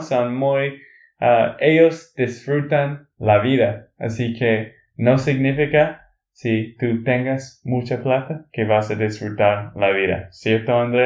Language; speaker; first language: Spanish; non-native, learner; English